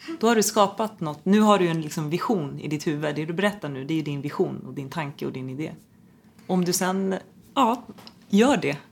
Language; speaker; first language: Swedish; early bilingual, other home language; Persian